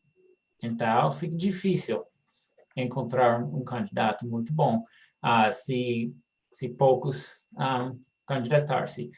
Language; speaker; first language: Portuguese; non-native, fluent; English